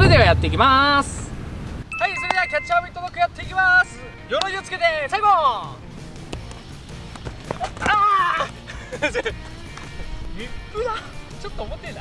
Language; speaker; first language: Japanese; native; Japanese